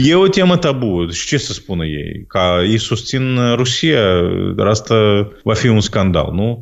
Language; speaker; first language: Romanian; non-native, local second language; Gagauz